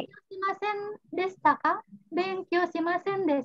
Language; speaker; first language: Japanese; non-native, fluent; Indonesian